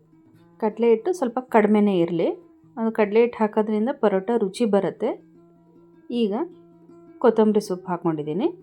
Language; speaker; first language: Kannada; native; Kannada